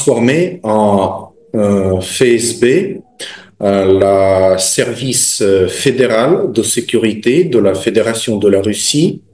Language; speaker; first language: French; non-native, fluent; Russian